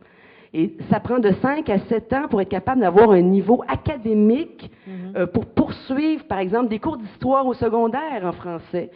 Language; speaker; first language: French; native; French